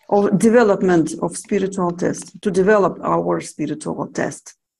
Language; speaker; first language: English; non-native, learner; Russian